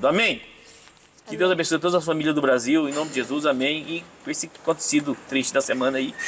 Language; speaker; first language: Portuguese; native; Portuguese